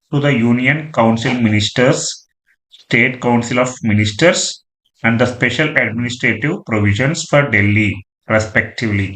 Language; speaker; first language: English; non-native, local second language; Telugu